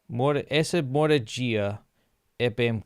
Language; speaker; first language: Portuguese; non-native, learner; English